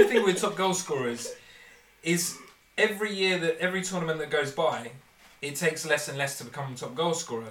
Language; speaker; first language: English; native; English